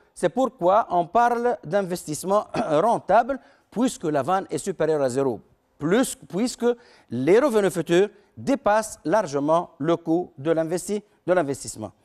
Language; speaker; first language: French; non-native, local second language; Arabic